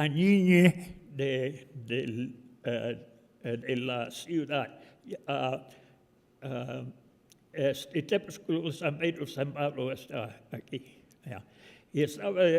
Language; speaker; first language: Spanish; non-native, fluent; English